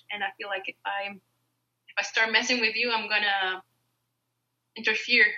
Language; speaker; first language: English; non-native, fluent; Spanish